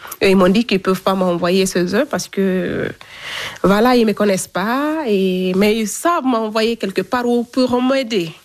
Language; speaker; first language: French; non-native, local second language; Fula